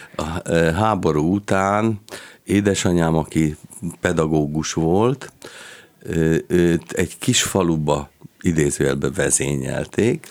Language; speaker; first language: Hungarian; native; Hungarian